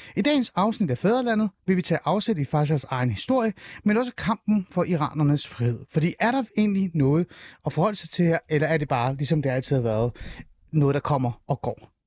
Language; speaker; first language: Danish; early bilingual, other home language; Persian